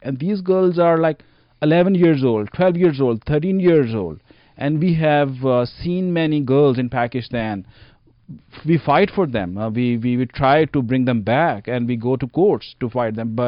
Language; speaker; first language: English; non-native, local second language; Punjabi